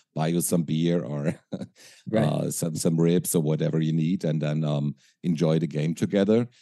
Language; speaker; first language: English; non-native, fluent; German